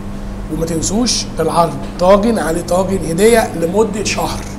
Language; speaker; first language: Arabic; native; Arabic